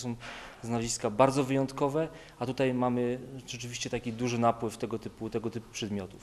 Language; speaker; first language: Polish; native; Polish